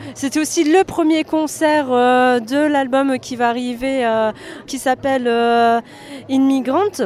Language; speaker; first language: French; native; French